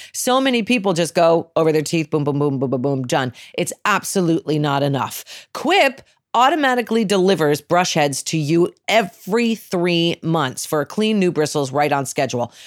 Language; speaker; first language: English; native; English